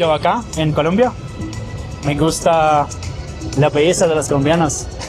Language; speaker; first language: Spanish; non-native, learner; Polish